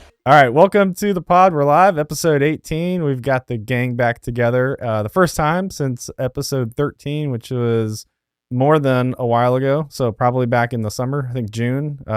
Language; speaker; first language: English; native; English